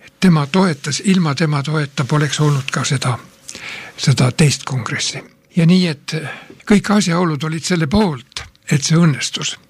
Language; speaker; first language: Estonian; native; Estonian